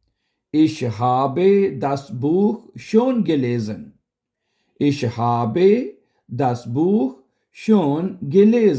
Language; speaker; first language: German; non-native, local second language; Urdu